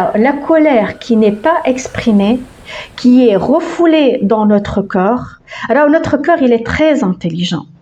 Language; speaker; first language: French; non-native, local second language; Arabic